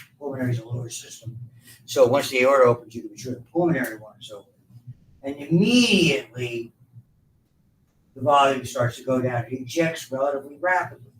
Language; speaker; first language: English; native; English